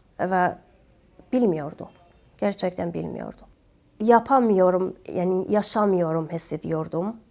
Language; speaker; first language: Turkish; non-native, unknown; Kurdish